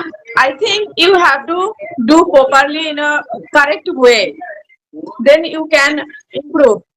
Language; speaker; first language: English; non-native, learner; Bangla